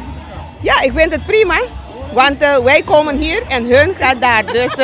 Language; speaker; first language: Dutch; non-native, local second language; Papiamento